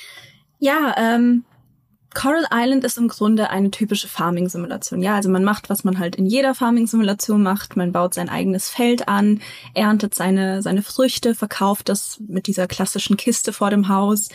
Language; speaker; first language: German; native; German